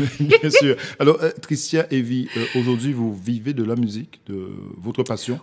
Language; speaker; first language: French; native; French